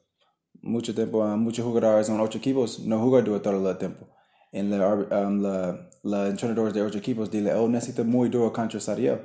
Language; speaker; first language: Spanish; non-native, learner; English